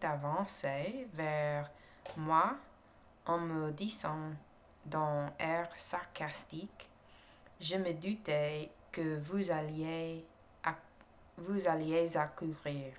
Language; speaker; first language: French; non-native, learner; English